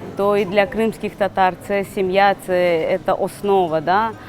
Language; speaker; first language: Ukrainian; non-native, fluent; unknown